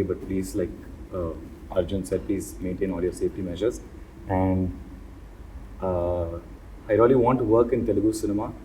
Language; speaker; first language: Telugu; non-native, learner; Tamil